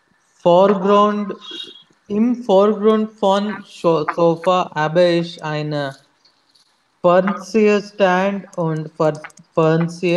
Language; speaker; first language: German; non-native, learner; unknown